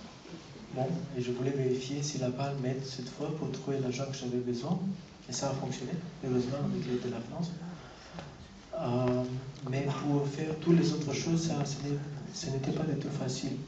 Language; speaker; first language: French; non-native, fluent; Romanian